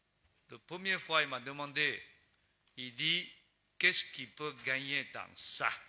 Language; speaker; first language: French; non-native, learner; Chinese